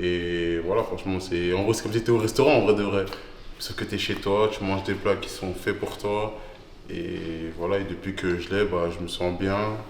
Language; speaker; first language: French; native; French